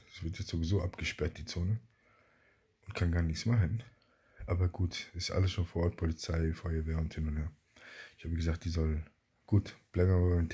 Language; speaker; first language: German; native; German